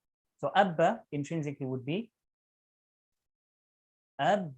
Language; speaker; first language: English; native; English